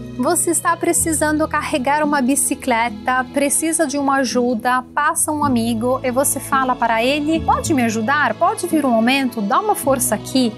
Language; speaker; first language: Portuguese; non-native, fluent; Italian